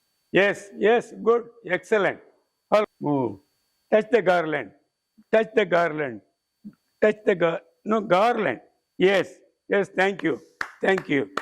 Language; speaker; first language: English; non-native, local second language; Tamil